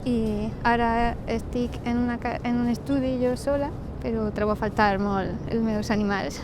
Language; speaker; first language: Catalan; non-native, fluent; Spanish